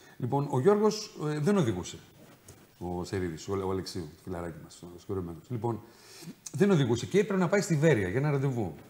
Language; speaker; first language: Greek; native; Greek